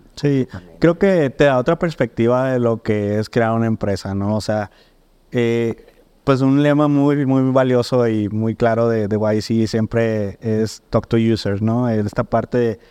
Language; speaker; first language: Spanish; native; Spanish